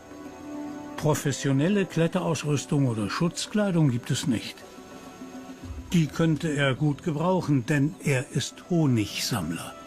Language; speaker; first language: German; native; German